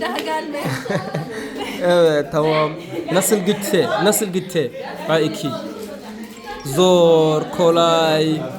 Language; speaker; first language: Turkish; non-native, learner; Arabic